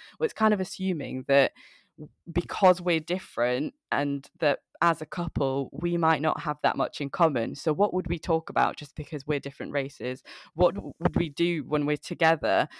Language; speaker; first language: English; early bilingual, other home language; Bangla